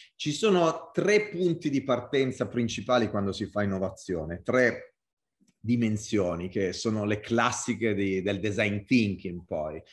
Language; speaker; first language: Italian; native; Italian